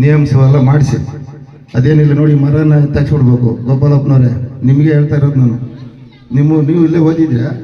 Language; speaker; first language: Kannada; non-native, local second language; Telugu